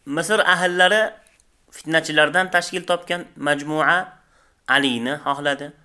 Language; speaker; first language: Uzbek; native; Uzbek